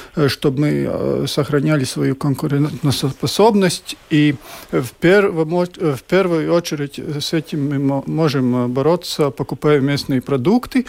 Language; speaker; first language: Russian; non-native, local second language; Latvian